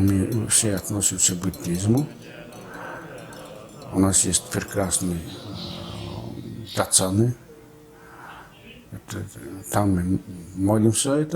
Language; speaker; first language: Russian; non-native, fluent; Mongolian